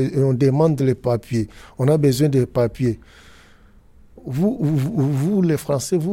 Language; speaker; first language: French; non-native, learner; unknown